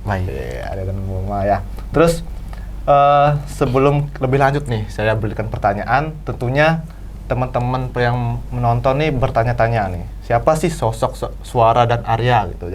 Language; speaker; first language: Indonesian; non-native, local second language; Balinese